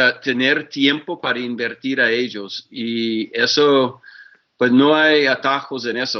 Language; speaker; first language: Spanish; non-native, fluent; English